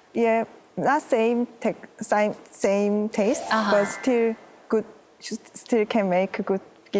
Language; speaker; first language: English; non-native, learner; Korean